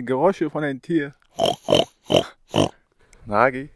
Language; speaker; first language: German; non-native, learner; Mongolian